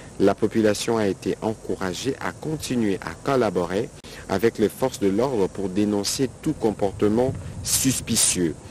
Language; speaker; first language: French; non-native, local second language; Lingala